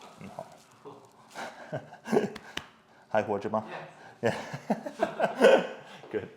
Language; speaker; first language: Chinese; non-native, fluent; English